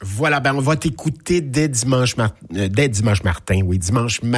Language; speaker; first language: French; native; French